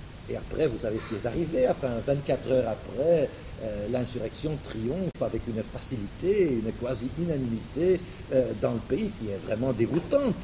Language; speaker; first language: French; non-native, fluent; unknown